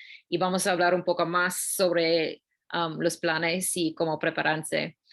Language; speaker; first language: Spanish; non-native, learner; English